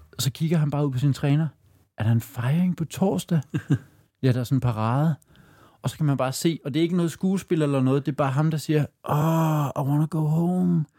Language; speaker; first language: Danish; native; Danish